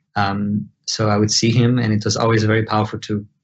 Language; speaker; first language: English; non-native, fluent; Portuguese